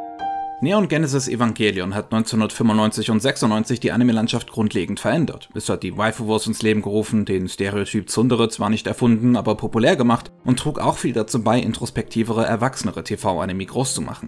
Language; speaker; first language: German; native; German